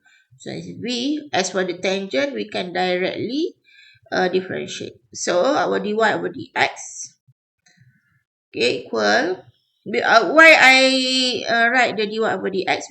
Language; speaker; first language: English; non-native, local second language; Malay